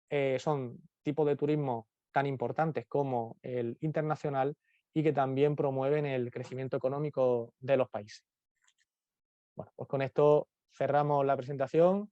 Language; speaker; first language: Spanish; native; Spanish